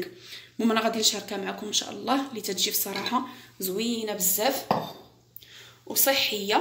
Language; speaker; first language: Arabic; native; Arabic